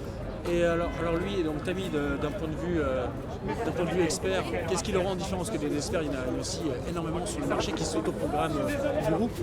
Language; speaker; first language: French; native; French